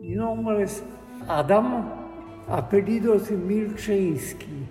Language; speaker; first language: Spanish; non-native, fluent; Polish